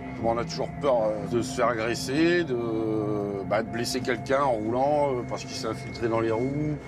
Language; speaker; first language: French; native; French